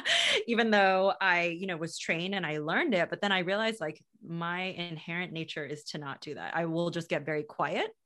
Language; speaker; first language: English; native; English